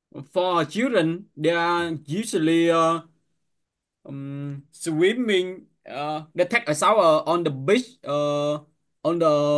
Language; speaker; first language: English; non-native, learner; Vietnamese